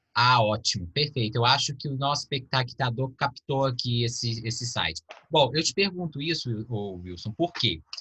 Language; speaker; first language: Portuguese; native; Portuguese